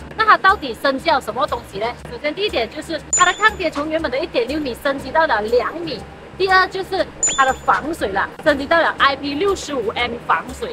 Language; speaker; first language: Chinese; native; Chinese